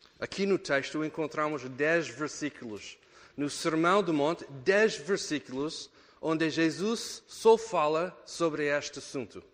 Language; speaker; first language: Portuguese; non-native, fluent; English